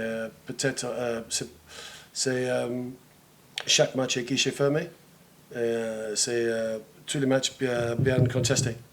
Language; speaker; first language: French; non-native, fluent; English